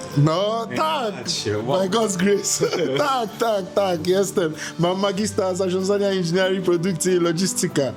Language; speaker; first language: Polish; non-native, learner; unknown